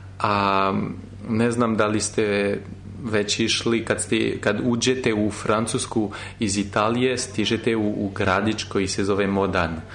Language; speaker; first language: Serbian; non-native, fluent; French